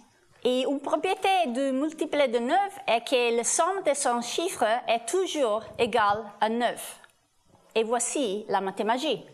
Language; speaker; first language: French; non-native, learner; Italian